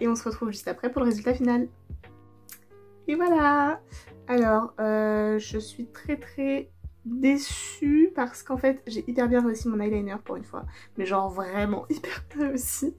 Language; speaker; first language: French; native; French